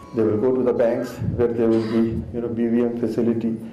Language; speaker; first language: English; non-native, local second language; Urdu